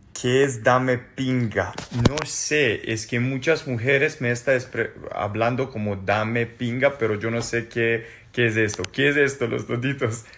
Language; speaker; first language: Spanish; non-native, learner; Serbian